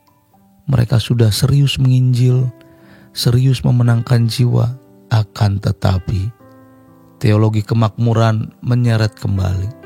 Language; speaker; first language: Indonesian; native; Indonesian